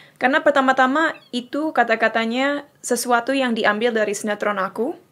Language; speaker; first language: Indonesian; native; Indonesian